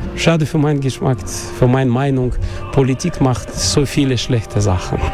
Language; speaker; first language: German; non-native, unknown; Russian